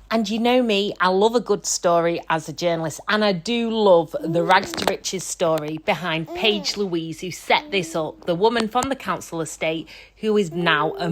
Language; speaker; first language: English; native; English